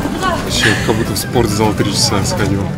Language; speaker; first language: Russian; native; Russian